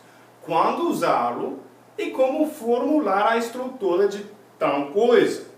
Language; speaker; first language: Portuguese; non-native, fluent; English